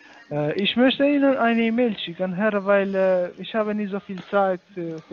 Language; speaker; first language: German; non-native, learner; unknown